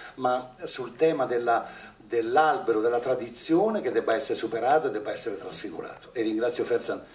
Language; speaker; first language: Italian; native; Italian